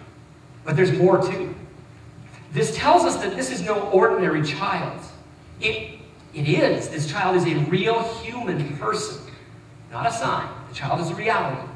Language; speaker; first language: English; native; English